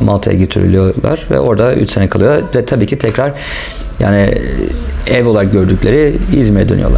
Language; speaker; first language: Turkish; non-native, local second language; English